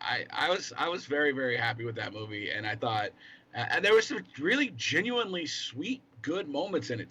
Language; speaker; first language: English; native; English